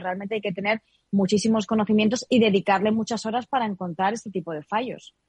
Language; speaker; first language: Spanish; native; Spanish